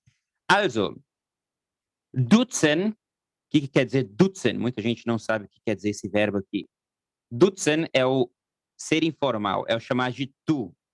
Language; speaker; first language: Portuguese; non-native, fluent; German